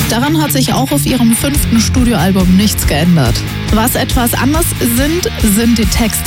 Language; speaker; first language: German; native; German